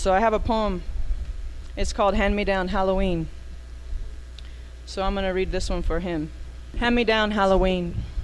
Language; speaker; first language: English; native; English